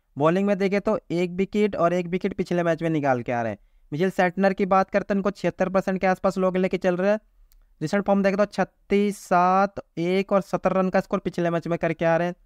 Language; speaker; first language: Hindi; native; Hindi